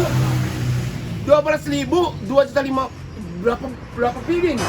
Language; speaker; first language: Indonesian; non-native, fluent; Japanese